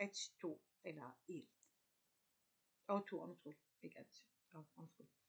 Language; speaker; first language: Danish; non-native, learner; Arabic